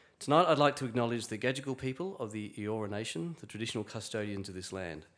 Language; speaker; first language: English; native; English